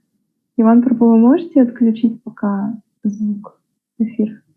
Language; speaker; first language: Russian; native; Russian